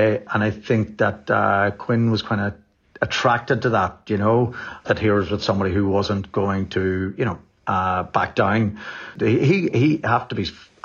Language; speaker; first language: English; native; English